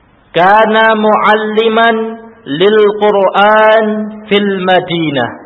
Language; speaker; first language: Arabic; non-native, fluent; Indonesian